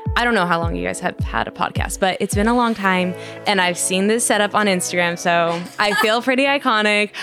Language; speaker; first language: English; native; English